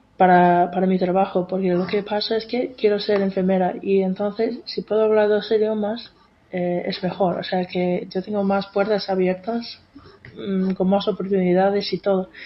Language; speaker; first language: Spanish; non-native, fluent; English